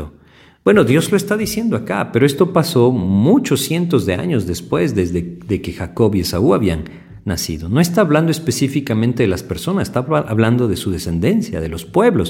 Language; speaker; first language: Spanish; native; Spanish